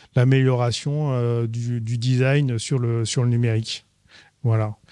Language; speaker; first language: French; native; French